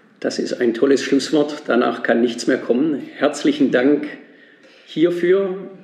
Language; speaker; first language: German; native; German